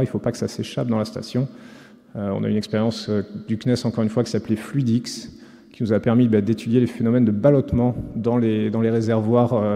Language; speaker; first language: French; native; French